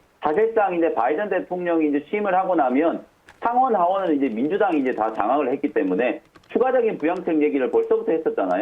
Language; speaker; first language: Korean; native; Korean